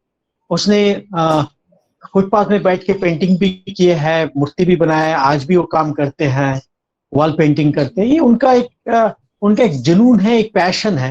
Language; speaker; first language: Hindi; native; Hindi